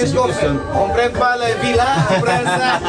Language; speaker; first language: French; non-native, learner; Romanian